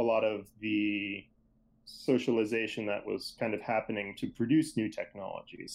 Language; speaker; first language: English; native; English